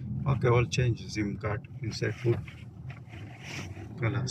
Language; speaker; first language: English; non-native, learner; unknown